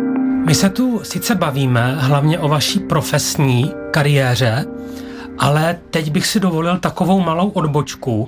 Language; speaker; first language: Czech; native; Czech